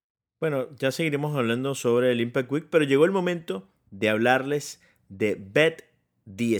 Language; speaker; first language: Spanish; native; Spanish